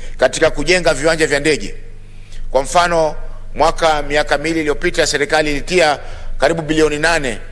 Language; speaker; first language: Swahili; native; Swahili